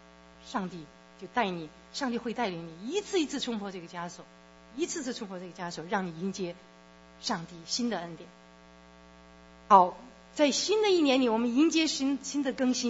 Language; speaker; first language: Chinese; native; Chinese